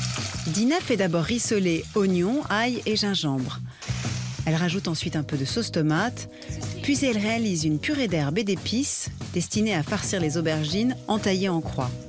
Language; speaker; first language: French; native; French